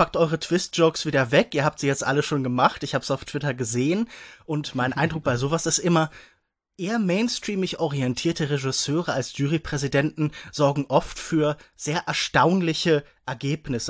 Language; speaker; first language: German; native; German